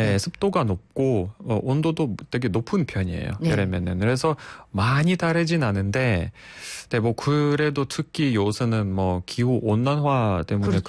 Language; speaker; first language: Korean; non-native, fluent; Russian